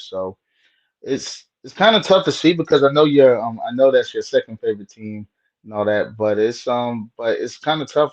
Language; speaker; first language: English; native; English